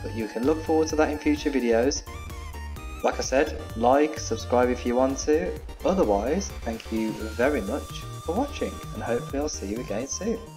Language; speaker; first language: English; native; English